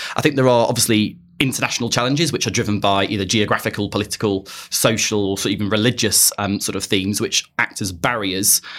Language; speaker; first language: English; native; English